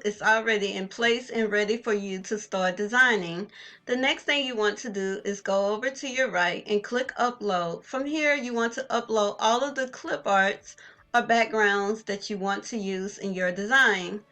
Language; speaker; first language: English; native; English